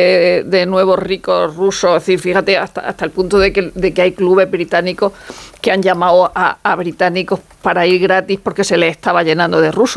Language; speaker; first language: Spanish; native; Spanish